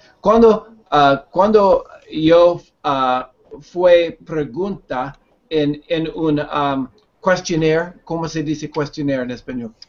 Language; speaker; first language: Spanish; non-native, learner; English